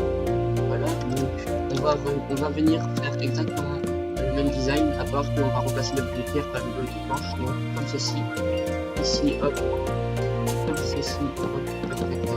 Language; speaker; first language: French; native; French